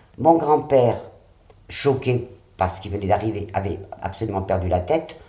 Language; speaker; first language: French; early bilingual, other home language; Catalan